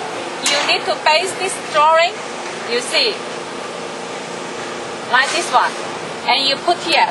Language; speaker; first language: English; non-native, learner; Chinese